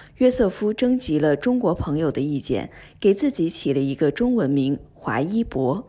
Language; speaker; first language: Chinese; native; Chinese